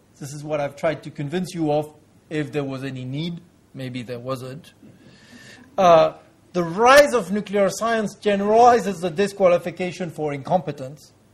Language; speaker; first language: English; non-native, fluent; French